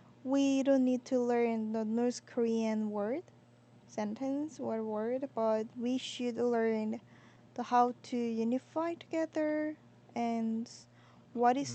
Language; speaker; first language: English; non-native, learner; Korean